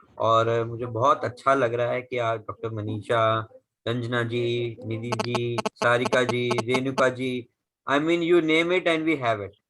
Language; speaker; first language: Hindi; native; Hindi